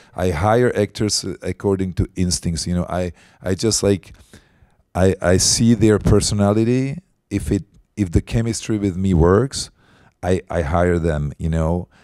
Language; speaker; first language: English; non-native, fluent; Czech